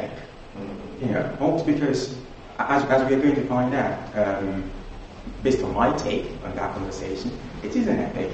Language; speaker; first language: English; non-native, local second language; Yoruba